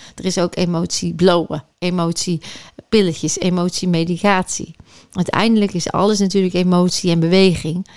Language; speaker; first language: Dutch; native; Dutch